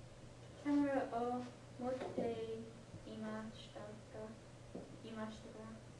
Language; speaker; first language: Japanese; non-native, learner; English